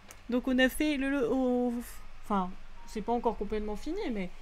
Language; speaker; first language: French; native; French